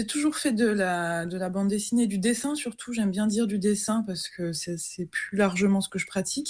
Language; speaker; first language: French; native; French